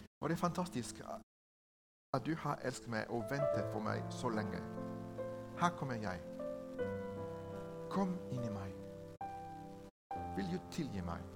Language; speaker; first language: Norwegian; non-native, learner; Spanish